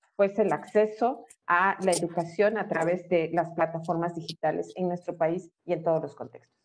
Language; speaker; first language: Spanish; native; Spanish